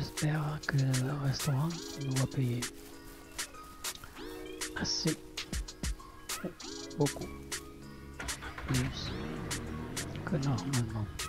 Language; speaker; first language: French; non-native, learner; Italian